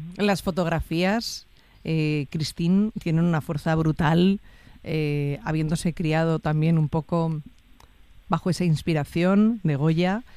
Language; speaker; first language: Spanish; native; Spanish